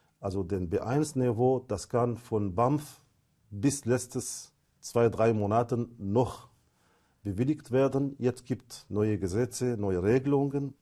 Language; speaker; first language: German; non-native, fluent; Arabic